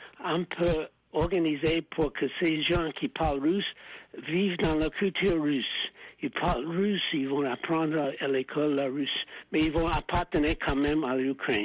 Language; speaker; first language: French; non-native, fluent; English